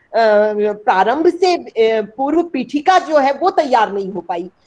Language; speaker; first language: Hindi; native; Hindi